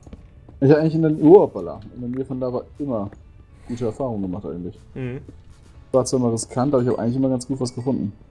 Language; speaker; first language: German; native; German